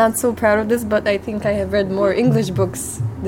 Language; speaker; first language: English; non-native, fluent; Macedonian